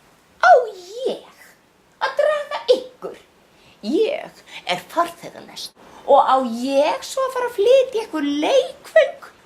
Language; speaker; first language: Icelandic; non-native, fluent; Danish